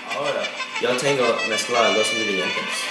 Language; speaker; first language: Spanish; non-native, learner; English